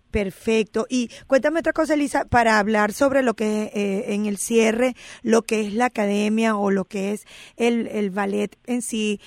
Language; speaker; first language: Spanish; native; Spanish